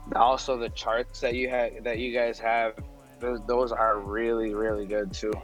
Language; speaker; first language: English; non-native, fluent; Spanish